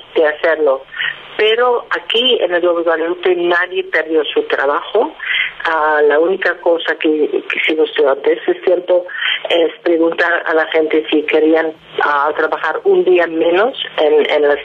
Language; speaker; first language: Spanish; non-native, fluent; Dutch